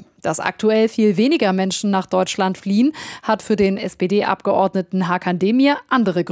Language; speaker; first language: German; native; German